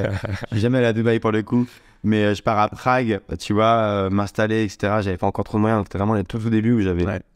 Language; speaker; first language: French; native; French